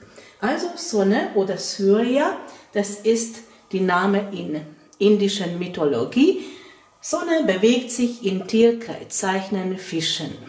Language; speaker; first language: German; non-native, fluent; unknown